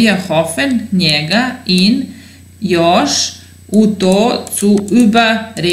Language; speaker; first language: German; non-native, fluent; Serbian